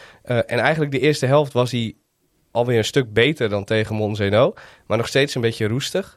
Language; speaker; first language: Dutch; native; Dutch